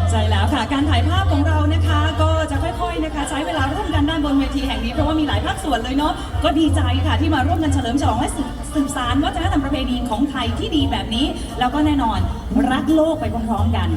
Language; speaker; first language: Thai; native; Thai